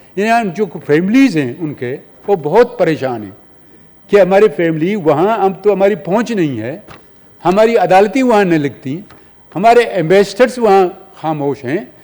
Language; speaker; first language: Urdu; non-native, local second language; Baluchi